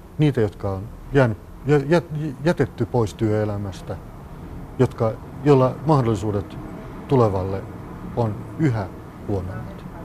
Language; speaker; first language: Finnish; native; Finnish